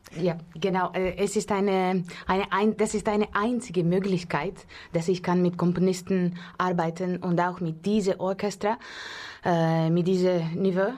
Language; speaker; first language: German; non-native, learner; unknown